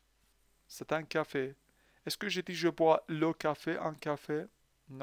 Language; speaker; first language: French; non-native, fluent; Persian